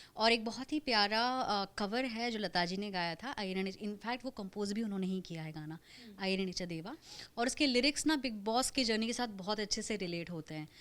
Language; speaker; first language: Hindi; non-native, local second language; Marathi